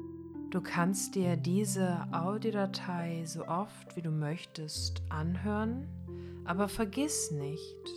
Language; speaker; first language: German; native; German